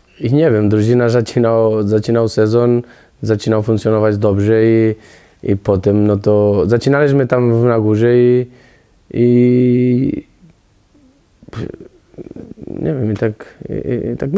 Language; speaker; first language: Polish; non-native, learner; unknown